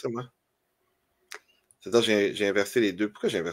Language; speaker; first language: French; native; French